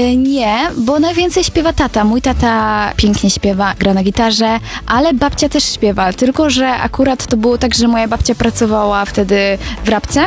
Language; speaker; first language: Polish; native; Polish